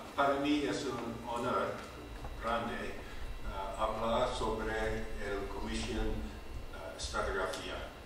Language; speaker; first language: Spanish; non-native, learner; English